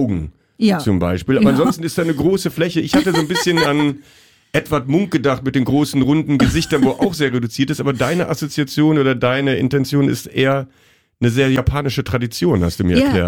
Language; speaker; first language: German; native; German